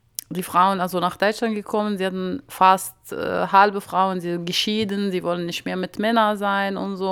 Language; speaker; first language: German; non-native, learner; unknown